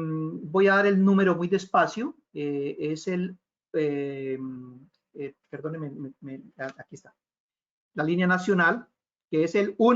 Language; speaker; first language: Spanish; native; Spanish